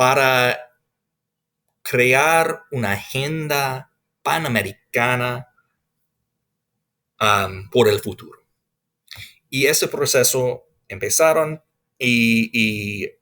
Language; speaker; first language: Spanish; non-native, fluent; English